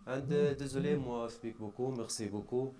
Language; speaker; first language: French; non-native, learner; Arabic